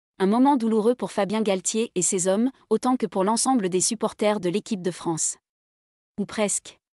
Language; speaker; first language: French; non-native, learner; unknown